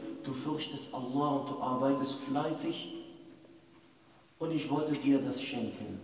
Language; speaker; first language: German; non-native, fluent; Arabic